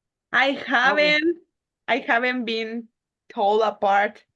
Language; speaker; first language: English; non-native, learner; Spanish